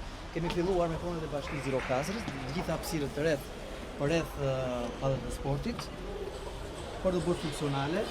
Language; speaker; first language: Albanian; native; Albanian